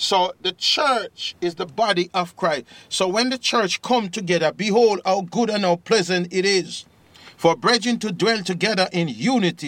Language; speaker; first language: English; native; English